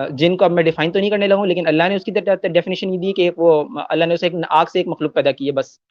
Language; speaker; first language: Urdu; native; Urdu